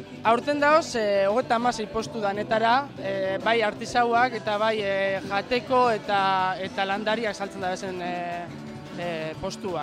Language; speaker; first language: Basque; native; Basque